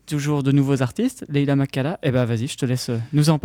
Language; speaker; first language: French; native; French